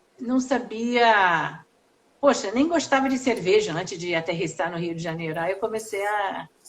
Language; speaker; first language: Portuguese; non-native, fluent; English